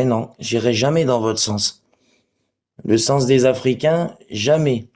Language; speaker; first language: French; native; French